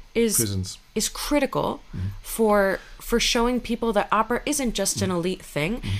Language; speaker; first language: English; native; English